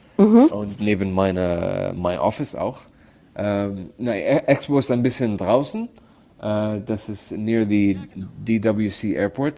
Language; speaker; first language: German; non-native, learner; Arabic